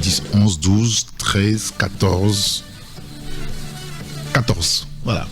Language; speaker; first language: French; native; French